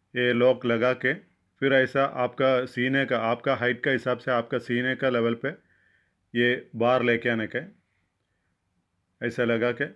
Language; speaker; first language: Hindi; non-native, local second language; Malayalam